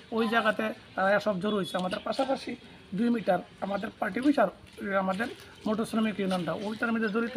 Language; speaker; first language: Bangla; native; Bangla